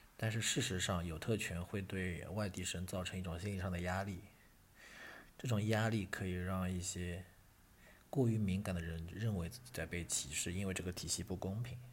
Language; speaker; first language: Chinese; native; Chinese